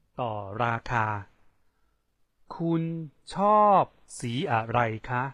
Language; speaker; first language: Thai; non-native, fluent; Chinese